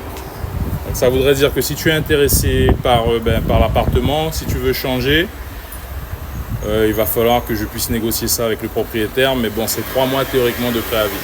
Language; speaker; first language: French; native; French